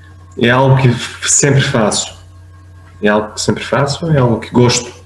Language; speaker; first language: Portuguese; non-native, fluent; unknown